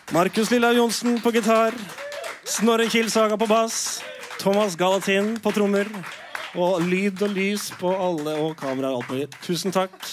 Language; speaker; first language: Norwegian; native; Norwegian